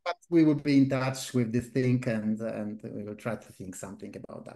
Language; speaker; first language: English; non-native, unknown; Polish